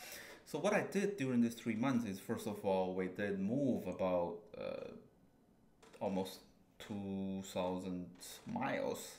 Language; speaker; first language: English; non-native, fluent; Chinese